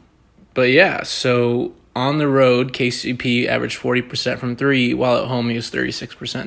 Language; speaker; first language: English; native; English